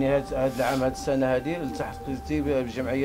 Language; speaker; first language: Arabic; native; Arabic